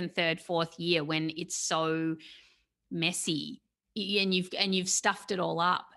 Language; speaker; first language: English; native; English